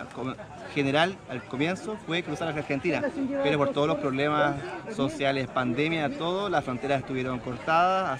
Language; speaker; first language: Spanish; native; Spanish